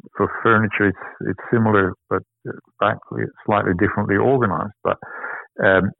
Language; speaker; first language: English; non-native, fluent; Dutch